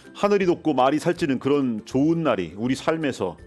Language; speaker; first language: Korean; native; Korean